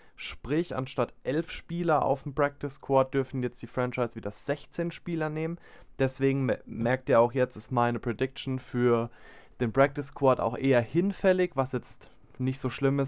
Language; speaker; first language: German; native; German